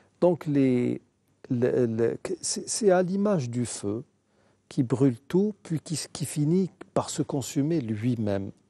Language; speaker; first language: French; non-native, local second language; Arabic